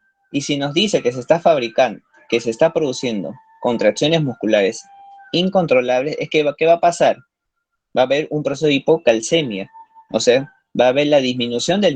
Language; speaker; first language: Spanish; native; Spanish